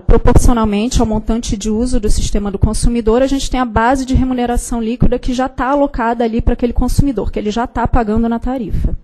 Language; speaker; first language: Portuguese; native; Portuguese